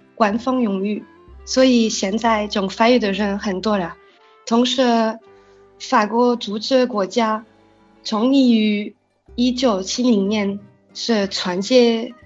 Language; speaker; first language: Chinese; non-native, learner; French